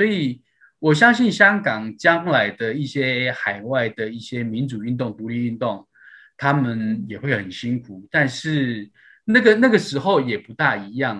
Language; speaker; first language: Chinese; native; Chinese